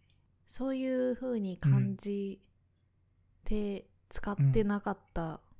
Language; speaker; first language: Japanese; native; Japanese